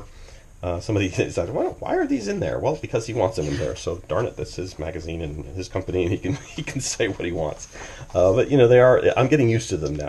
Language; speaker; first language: English; native; English